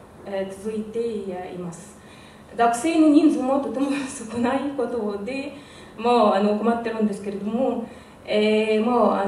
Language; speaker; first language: Japanese; non-native, fluent; Arabic